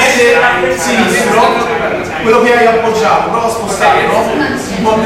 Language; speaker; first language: Italian; native; Italian